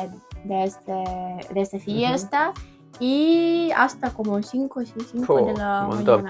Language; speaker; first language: Spanish; non-native, learner; Ukrainian